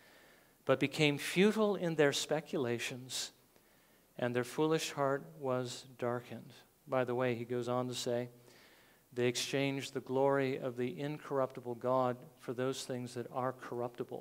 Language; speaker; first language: English; native; English